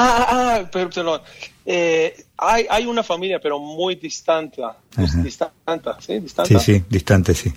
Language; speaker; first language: Spanish; non-native, fluent; Hebrew